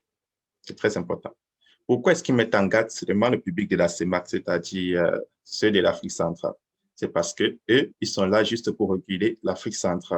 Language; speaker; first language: French; native; French